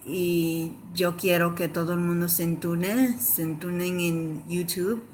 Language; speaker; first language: Spanish; early bilingual, other home language; English